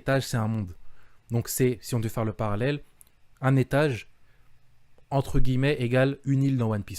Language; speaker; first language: French; native; French